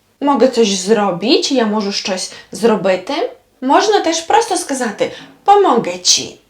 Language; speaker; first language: Polish; non-native, fluent; Ukrainian